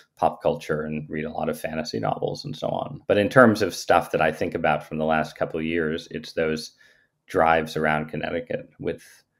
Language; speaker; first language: English; native; English